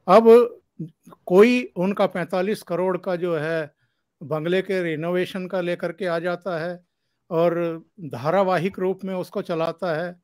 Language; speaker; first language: Hindi; native; Hindi